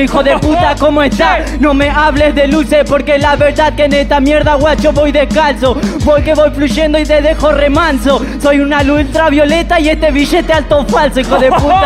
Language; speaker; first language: Spanish; native; Spanish